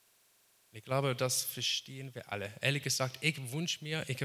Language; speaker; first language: German; non-native, fluent; English